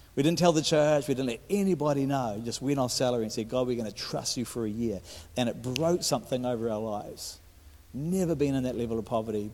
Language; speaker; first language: English; native; English